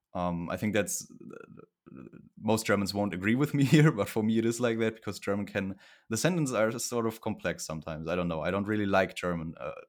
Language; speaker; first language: English; non-native, fluent; German